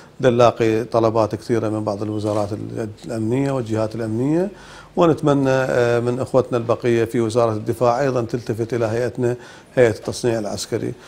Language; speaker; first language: Arabic; native; Arabic